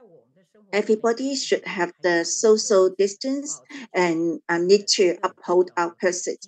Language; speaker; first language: English; non-native, learner; Chinese